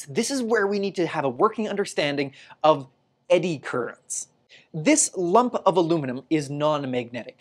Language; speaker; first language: English; native; English